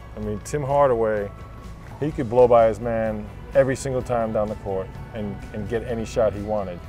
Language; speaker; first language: English; native; English